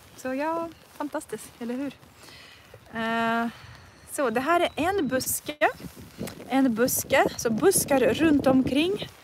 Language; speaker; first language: Swedish; non-native, fluent; Russian